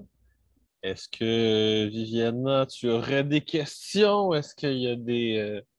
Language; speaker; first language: French; native; French